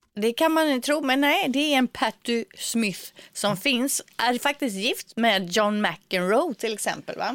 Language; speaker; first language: Swedish; native; Swedish